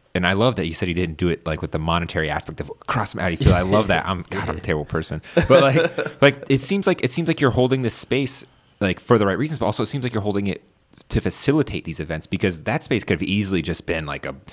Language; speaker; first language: English; native; English